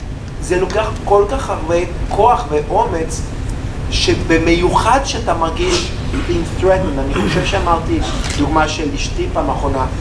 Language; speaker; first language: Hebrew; non-native, learner; English